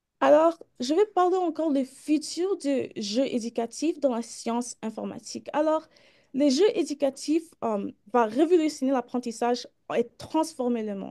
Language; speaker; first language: French; early bilingual, heritage; French